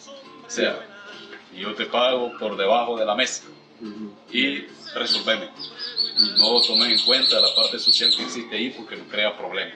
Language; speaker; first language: Spanish; native; Spanish